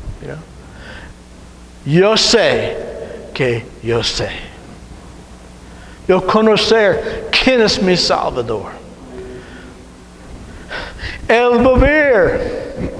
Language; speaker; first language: Spanish; non-native, learner; English